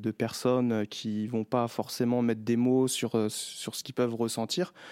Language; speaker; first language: French; native; French